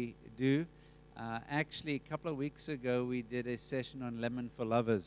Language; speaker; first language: English; native; English